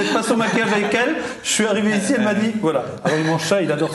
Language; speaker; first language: French; native; French